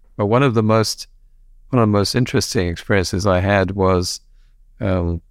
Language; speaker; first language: English; native; English